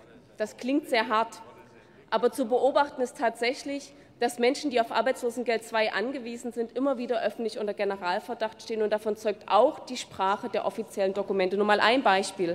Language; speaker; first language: German; native; German